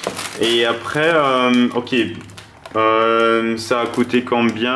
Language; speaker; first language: French; non-native, fluent; German